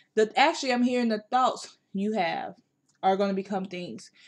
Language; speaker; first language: English; native; English